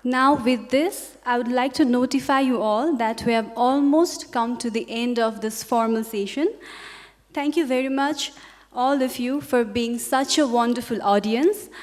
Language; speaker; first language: English; non-native, local second language; Nepali